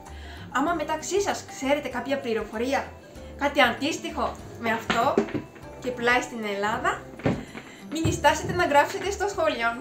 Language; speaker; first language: Greek; non-native, fluent; Japanese